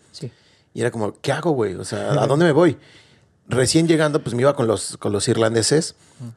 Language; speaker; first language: Spanish; native; Spanish